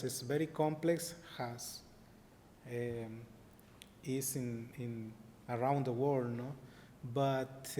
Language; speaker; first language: English; non-native, learner; Spanish